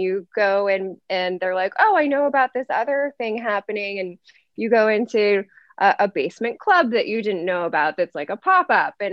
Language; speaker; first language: English; native; English